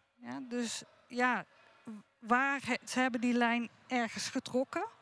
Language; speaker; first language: Dutch; native; Dutch